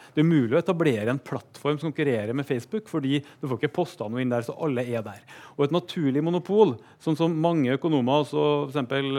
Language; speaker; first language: Norwegian; native; Norwegian